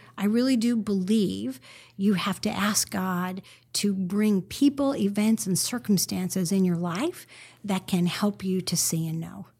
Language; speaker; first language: English; native; English